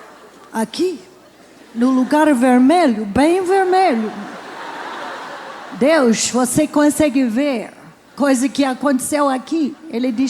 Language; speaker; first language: Portuguese; non-native, learner; English